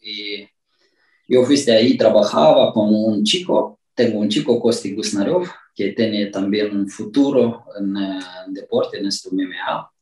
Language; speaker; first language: Spanish; non-native, learner; Romanian